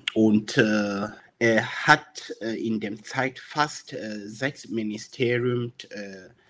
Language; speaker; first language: German; non-native, learner; English